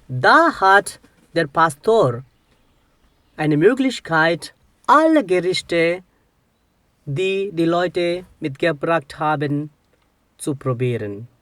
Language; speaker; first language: German; non-native, fluent; Telugu